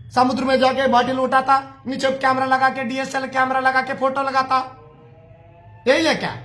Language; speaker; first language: Hindi; non-native, local second language; Telugu